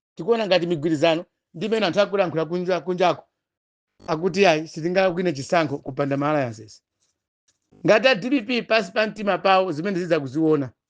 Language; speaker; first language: Nyanja; non-native, local second language; Tumbuka